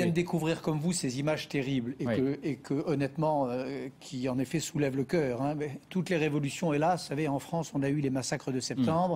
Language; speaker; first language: French; native; French